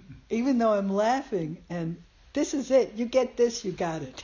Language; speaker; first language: English; native; English